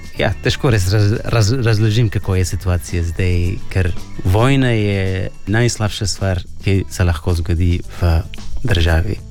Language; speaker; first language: Slovenian; non-native, fluent; Arabic